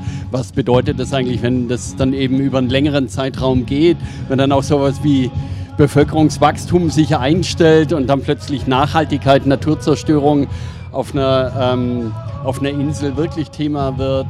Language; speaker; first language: German; native; German